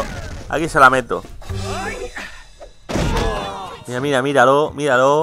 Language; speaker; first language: Spanish; native; Spanish